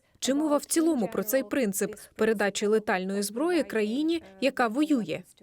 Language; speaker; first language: Ukrainian; native; Ukrainian